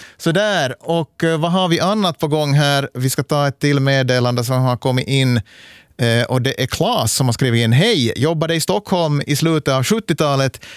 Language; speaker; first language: Swedish; native; Swedish